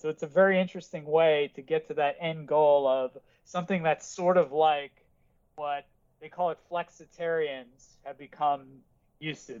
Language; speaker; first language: English; native; English